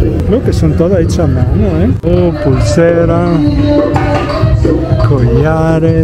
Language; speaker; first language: Spanish; non-native, fluent; Italian